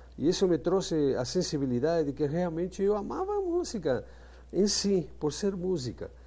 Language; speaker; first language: Portuguese; non-native, fluent; Spanish